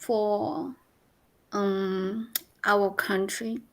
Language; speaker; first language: English; non-native, learner; Chinese